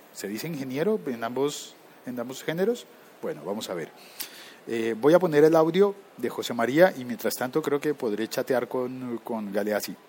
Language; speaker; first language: Spanish; native; Spanish